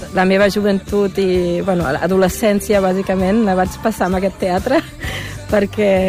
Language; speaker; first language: Catalan; non-native, fluent; German